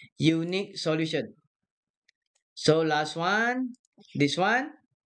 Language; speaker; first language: English; non-native, local second language; Malay